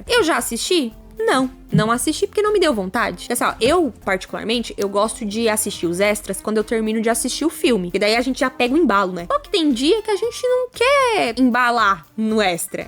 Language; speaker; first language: Portuguese; native; Portuguese